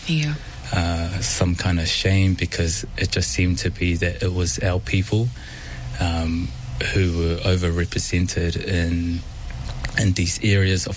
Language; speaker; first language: English; native; English